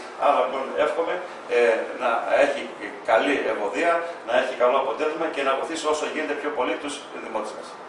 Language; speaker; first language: Greek; native; Greek